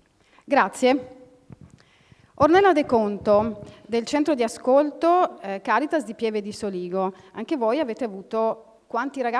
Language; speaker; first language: Italian; native; Italian